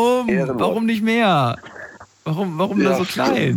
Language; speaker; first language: German; native; German